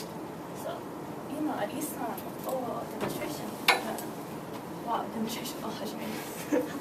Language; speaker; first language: Japanese; non-native, learner; English